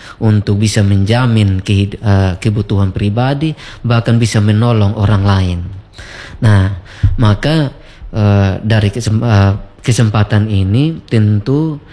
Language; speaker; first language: Indonesian; native; Indonesian